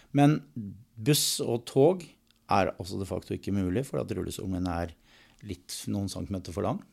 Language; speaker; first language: Norwegian; native; Norwegian